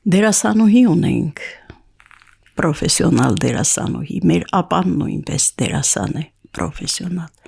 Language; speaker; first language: Armenian; native; Armenian